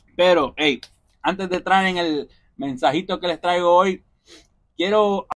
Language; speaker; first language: Spanish; early bilingual, heritage; Spanish